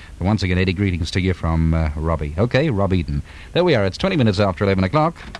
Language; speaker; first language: English; native; English